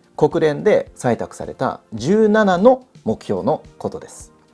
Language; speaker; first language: Japanese; early bilingual, heritage; Japanese